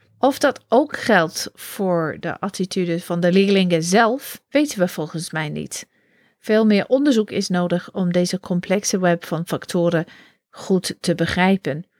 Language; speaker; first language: Dutch; non-native, fluent; English